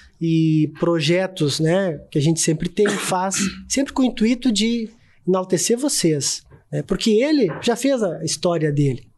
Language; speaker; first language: Portuguese; native; Portuguese